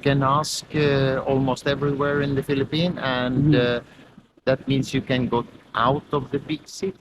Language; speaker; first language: English; non-native, fluent; Norwegian